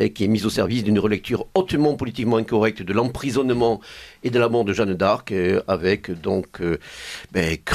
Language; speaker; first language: French; native; French